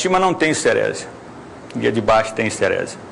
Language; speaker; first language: Portuguese; native; Portuguese